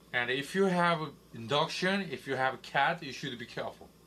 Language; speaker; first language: English; non-native, learner; Korean